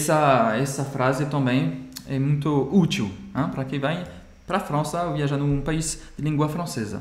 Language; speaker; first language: Portuguese; non-native, fluent; French